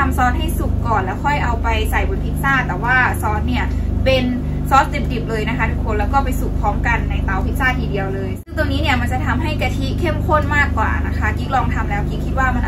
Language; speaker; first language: Thai; native; Thai